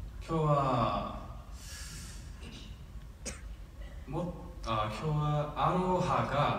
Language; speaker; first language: Japanese; non-native, learner; Korean